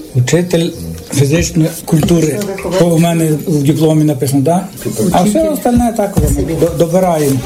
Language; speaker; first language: Ukrainian; native; Ukrainian